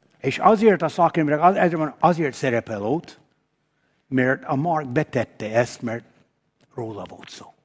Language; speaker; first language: Hungarian; non-native, fluent; English